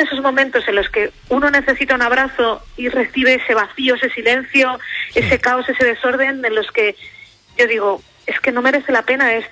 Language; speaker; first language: Spanish; native; Spanish